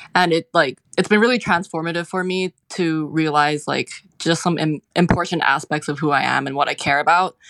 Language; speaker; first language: English; non-native, local second language; Cantonese